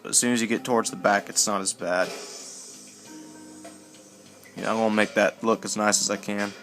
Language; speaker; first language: English; native; English